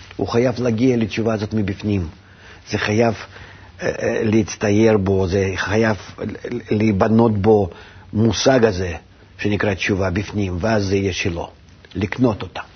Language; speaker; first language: Hebrew; non-native, fluent; Russian